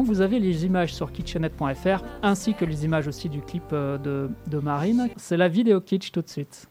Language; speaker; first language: French; native; French